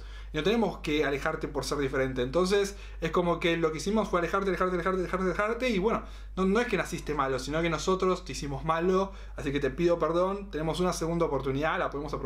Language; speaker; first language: Spanish; native; Spanish